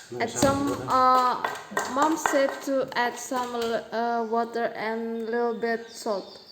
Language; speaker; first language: English; non-native, local second language; Javanese